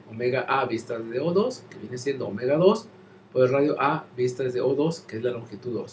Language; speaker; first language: Spanish; native; Spanish